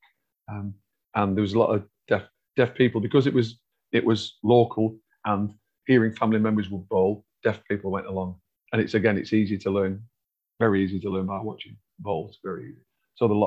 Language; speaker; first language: English; native; English